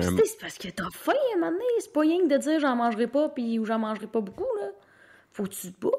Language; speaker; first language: French; native; French